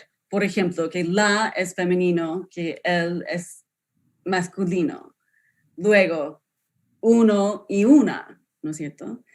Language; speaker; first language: Spanish; non-native, fluent; English